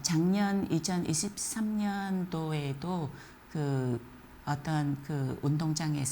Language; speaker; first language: Korean; non-native, fluent; Vietnamese